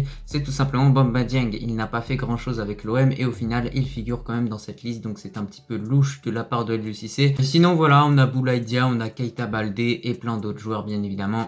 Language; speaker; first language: French; native; French